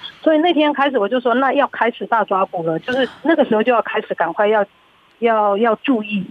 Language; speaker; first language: Chinese; early bilingual, heritage; Chinese